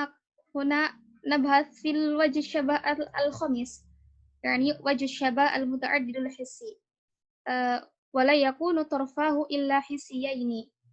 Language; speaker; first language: Arabic; non-native, learner; Indonesian